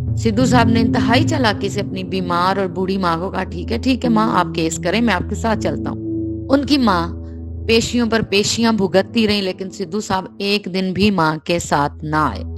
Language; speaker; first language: Urdu; native; Urdu